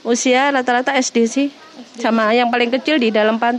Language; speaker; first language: Indonesian; native; Indonesian